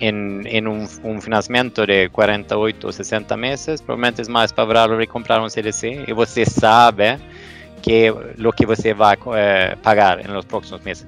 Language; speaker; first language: Portuguese; non-native, fluent; Swedish